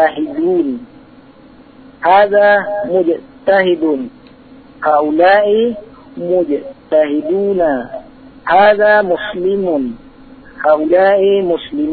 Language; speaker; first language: Arabic; non-native, learner; Indonesian